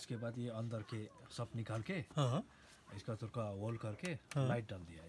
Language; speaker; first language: Hindi; non-native, local second language; Nepali